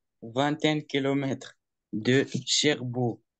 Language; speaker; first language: French; non-native, learner; Arabic